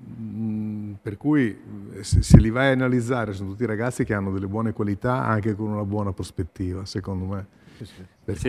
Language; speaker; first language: Italian; native; Italian